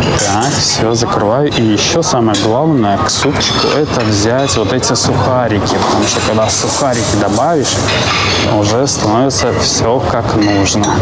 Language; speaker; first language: Russian; native; Russian